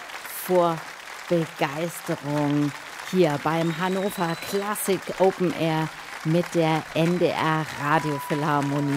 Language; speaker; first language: German; native; German